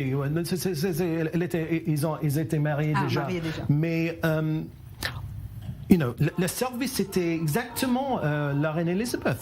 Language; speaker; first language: French; non-native, learner; English